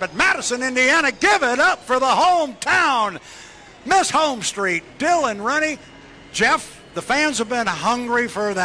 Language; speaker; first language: English; native; English